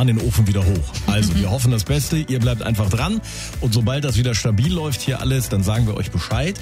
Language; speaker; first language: German; native; German